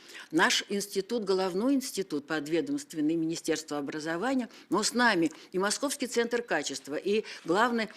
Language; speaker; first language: Russian; native; Russian